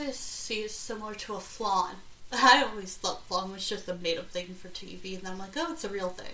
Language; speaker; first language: English; native; English